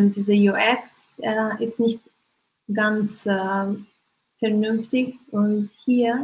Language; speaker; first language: German; non-native, learner; Russian